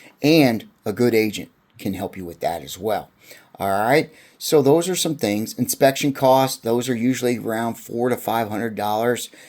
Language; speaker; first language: English; native; English